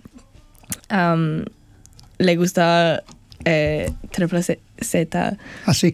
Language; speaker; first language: Spanish; non-native, learner; English